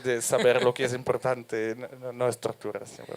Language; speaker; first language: Spanish; non-native, fluent; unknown